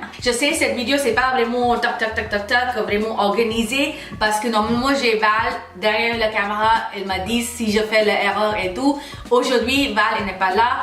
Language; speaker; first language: French; non-native, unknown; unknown